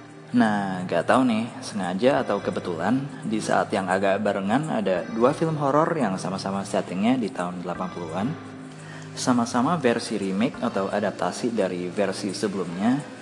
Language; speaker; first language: Indonesian; native; Indonesian